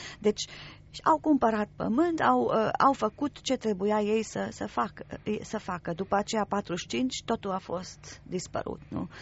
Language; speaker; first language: Romanian; non-native, local second language; German